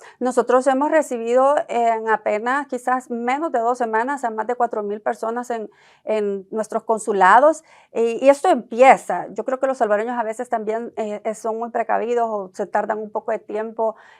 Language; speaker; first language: Spanish; native; Spanish